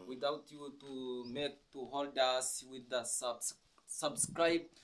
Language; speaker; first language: English; non-native, learner; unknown